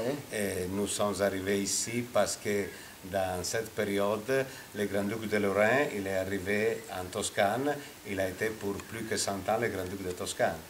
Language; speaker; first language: French; non-native, fluent; Italian